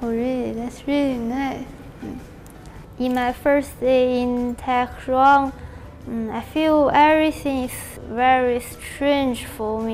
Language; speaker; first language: English; non-native, learner; Chinese